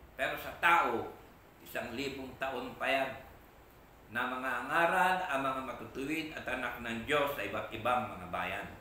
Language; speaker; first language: Filipino; non-native, local second language; Iloko